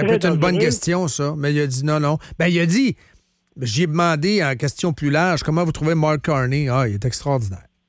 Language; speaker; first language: French; native; French